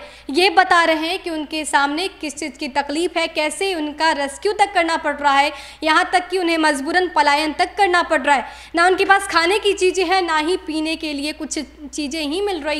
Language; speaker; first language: Hindi; native; Hindi